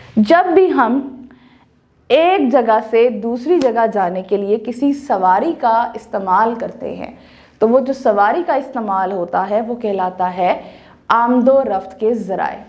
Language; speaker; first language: Urdu; native; Urdu